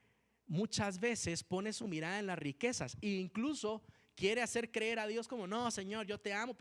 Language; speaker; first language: Spanish; native; Spanish